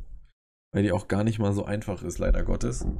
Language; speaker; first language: German; native; German